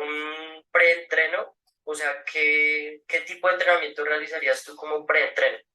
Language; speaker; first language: Spanish; native; Spanish